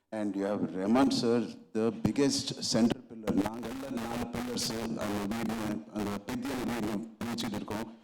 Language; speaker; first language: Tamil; non-native, local second language; Telugu